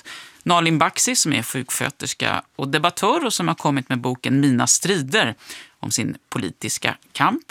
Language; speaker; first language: Swedish; native; Swedish